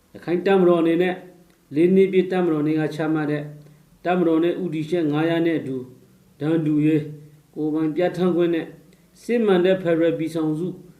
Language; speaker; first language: Burmese; native; Burmese